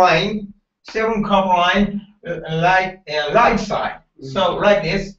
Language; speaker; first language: English; non-native, learner; Japanese